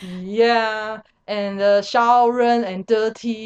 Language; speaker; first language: English; non-native, learner; Chinese